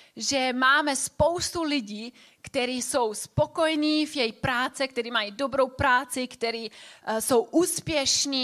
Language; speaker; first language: Czech; non-native, fluent; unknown